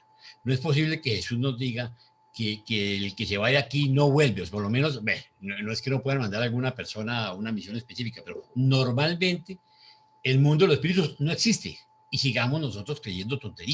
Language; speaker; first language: Spanish; native; Spanish